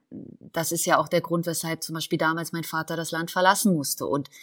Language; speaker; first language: German; native; German